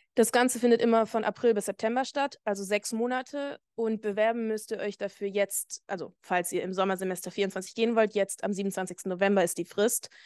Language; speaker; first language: German; native; German